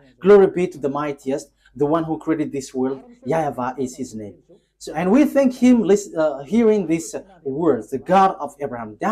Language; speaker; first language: English; non-native, fluent; Malagasy